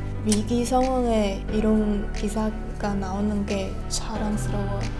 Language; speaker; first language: Korean; non-native, learner; Chinese